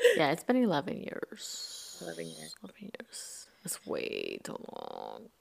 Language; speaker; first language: English; early bilingual, other home language; Spanish